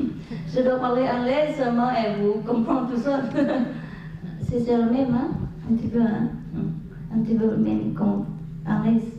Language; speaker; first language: French; non-native, learner; Vietnamese